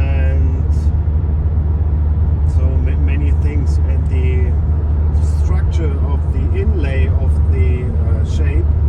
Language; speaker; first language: English; non-native, learner; German